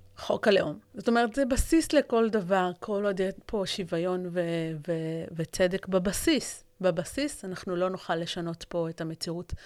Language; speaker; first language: Hebrew; non-native, local second language; Arabic